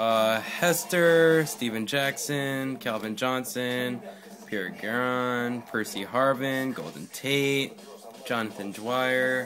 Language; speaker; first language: English; native; English